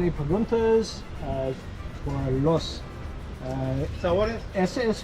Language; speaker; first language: Spanish; non-native, learner; English